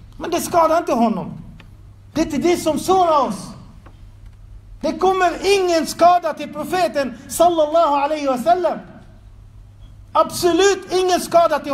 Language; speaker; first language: Swedish; non-native, fluent; Arabic